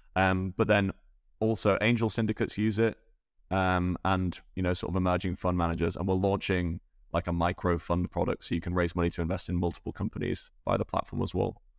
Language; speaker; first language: English; native; English